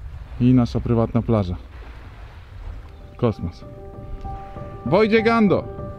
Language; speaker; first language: Polish; native; Polish